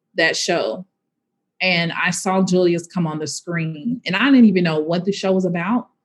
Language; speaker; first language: English; native; English